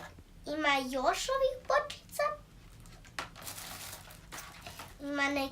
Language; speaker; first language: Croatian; early bilingual, heritage; Croatian